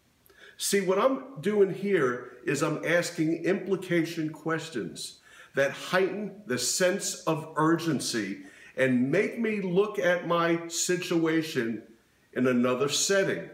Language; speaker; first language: English; native; English